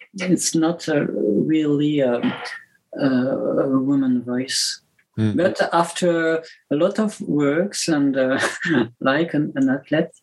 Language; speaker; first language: English; non-native, learner; French